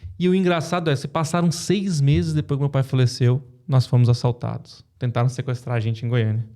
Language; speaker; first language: Portuguese; native; Portuguese